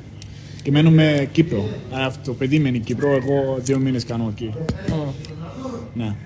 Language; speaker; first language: Greek; early bilingual, heritage; English